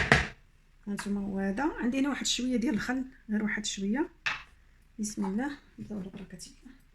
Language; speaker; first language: Arabic; native; Arabic